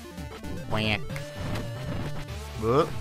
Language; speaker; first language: English; native; English